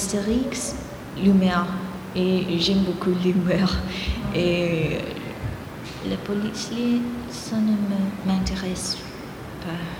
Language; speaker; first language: French; non-native, fluent; Greek